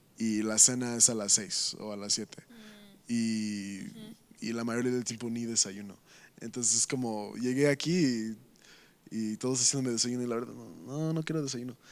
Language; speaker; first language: Spanish; non-native, fluent; English